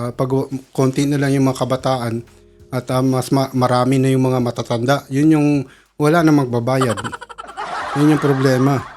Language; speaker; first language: Filipino; early bilingual, heritage; Filipino